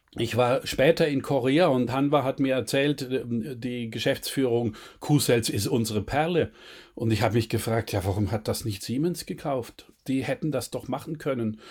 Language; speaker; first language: German; native; German